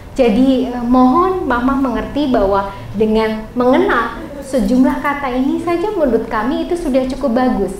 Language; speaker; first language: Indonesian; native; Indonesian